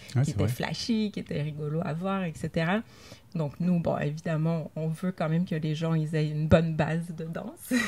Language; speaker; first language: French; native; French